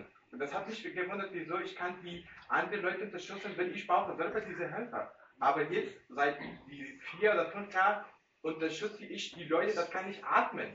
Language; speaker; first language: German; non-native, learner; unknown